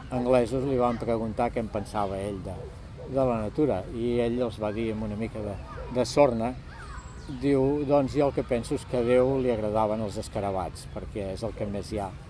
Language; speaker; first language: Catalan; native; Catalan